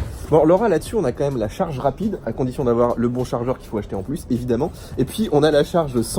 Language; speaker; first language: French; native; French